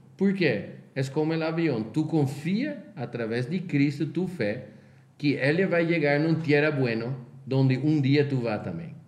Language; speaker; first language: Spanish; non-native, fluent; Portuguese